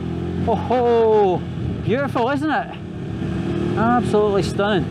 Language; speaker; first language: English; native; English